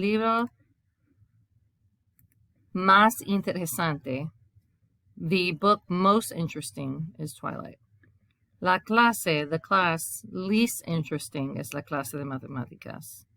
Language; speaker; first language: Spanish; non-native, fluent; English